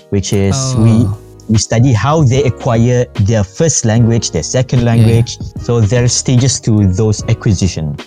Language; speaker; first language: English; non-native, fluent; Malay